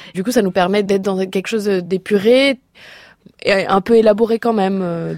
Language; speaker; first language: French; early bilingual, other home language; Portuguese